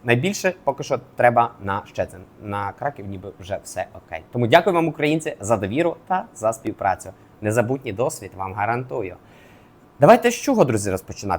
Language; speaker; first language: Ukrainian; native; Ukrainian